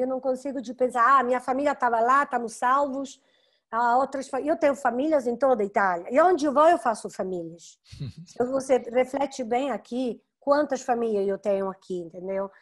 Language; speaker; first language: Portuguese; non-native, fluent; Italian